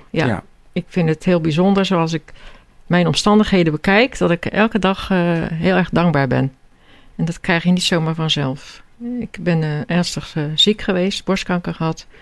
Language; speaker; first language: Dutch; native; Dutch